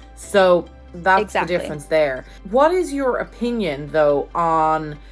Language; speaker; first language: English; native; English